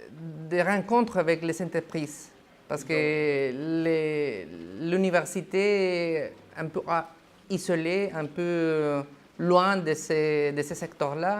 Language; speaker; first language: French; non-native, fluent; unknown